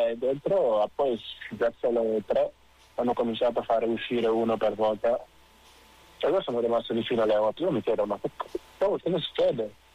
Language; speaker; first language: Italian; non-native, fluent; Wolof